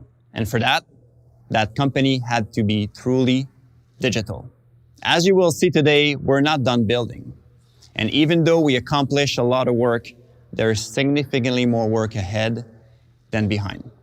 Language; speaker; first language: English; non-native, local second language; French